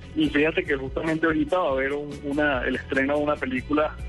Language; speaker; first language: Spanish; native; Spanish